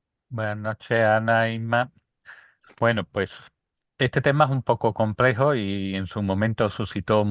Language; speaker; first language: Spanish; native; Spanish